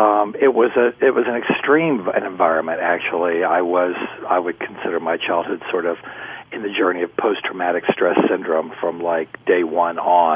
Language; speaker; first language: English; native; English